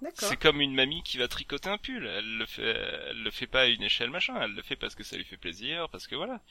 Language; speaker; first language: French; native; French